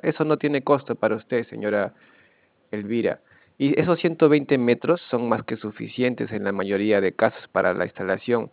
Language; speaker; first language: Spanish; native; Spanish